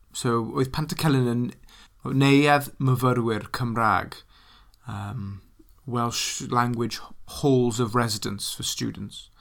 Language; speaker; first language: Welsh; non-native, local second language; English